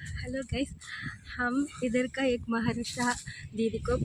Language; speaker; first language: Hindi; non-native, local second language; Malayalam